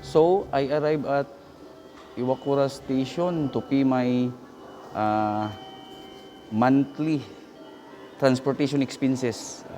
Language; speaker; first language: English; non-native, local second language; Cebuano